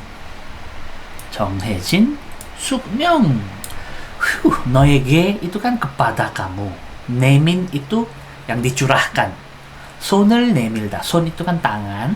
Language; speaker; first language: Indonesian; non-native, fluent; Korean